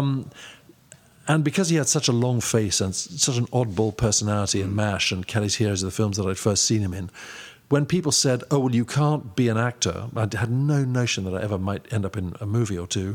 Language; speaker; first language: English; native; English